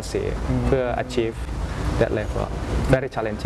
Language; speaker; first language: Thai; early bilingual, other home language; Indonesian